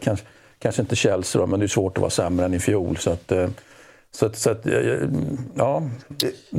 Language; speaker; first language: Swedish; native; Swedish